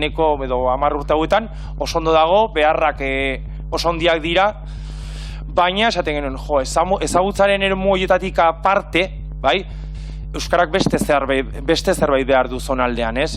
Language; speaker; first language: Basque; native; Basque